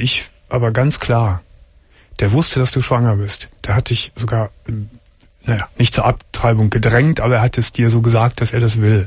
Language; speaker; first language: German; native; German